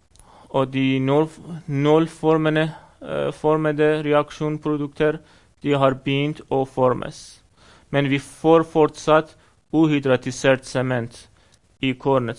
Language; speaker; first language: Norwegian; non-native, fluent; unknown